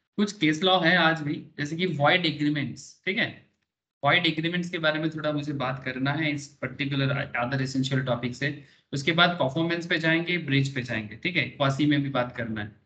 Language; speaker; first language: Hindi; non-native, local second language; Bangla